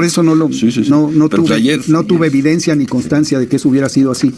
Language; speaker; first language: Spanish; native; Spanish